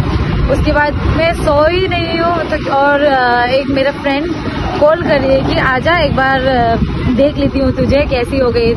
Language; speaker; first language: Hindi; non-native, local second language; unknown